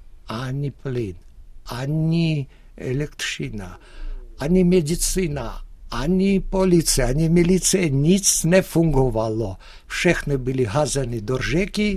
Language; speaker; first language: Czech; early bilingual, heritage; Czech